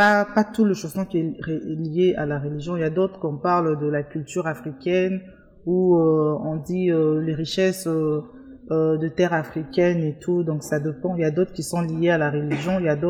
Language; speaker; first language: French; non-native, local second language; Luba-Lulua